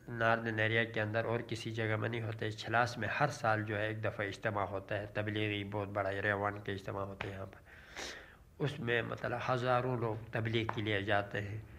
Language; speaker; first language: Urdu; non-native, local second language; Shina